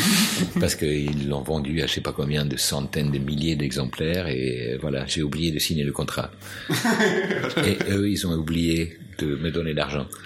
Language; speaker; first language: French; non-native, fluent; Spanish